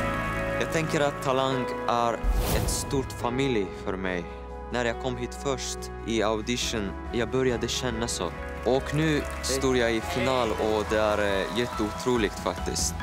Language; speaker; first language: Swedish; non-native, learner; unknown